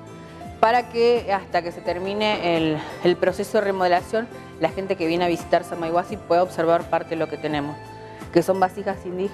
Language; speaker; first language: Spanish; native; Spanish